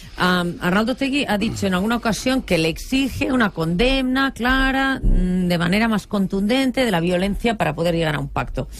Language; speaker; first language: Spanish; non-native, local second language; Catalan